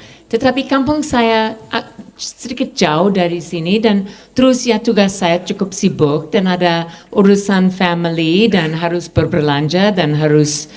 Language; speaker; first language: Indonesian; non-native, fluent; English